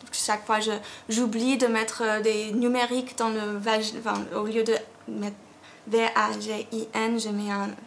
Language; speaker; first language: French; non-native, fluent; English